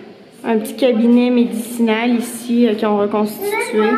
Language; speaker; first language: French; native; French